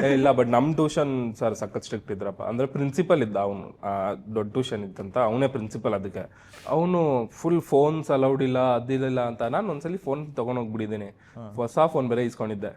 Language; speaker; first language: Kannada; non-native, local second language; Marwari